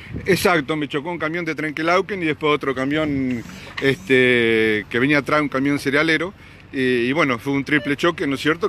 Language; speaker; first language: Spanish; native; Spanish